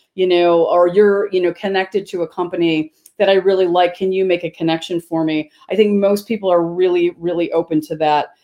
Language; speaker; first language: English; native; English